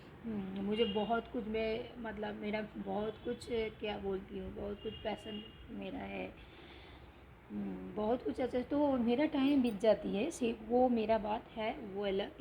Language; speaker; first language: Hindi; non-native, local second language; Bangla